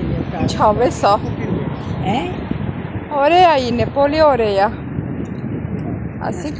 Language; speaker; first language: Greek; non-native, fluent; Armenian